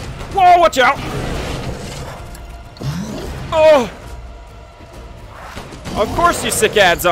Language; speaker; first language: English; native; English